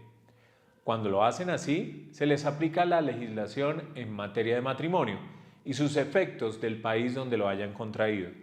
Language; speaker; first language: Spanish; native; Spanish